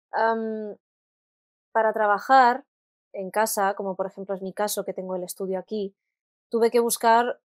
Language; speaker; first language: Spanish; native; Spanish